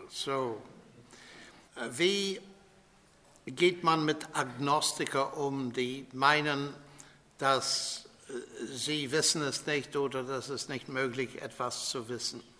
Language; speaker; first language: German; non-native, fluent; English